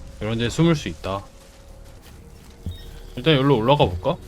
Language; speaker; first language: Korean; native; Korean